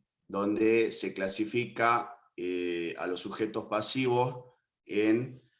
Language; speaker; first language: Spanish; native; Spanish